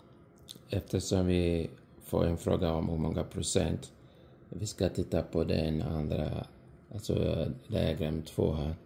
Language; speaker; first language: Swedish; non-native, fluent; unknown